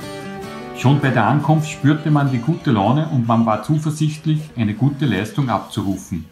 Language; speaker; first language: German; native; German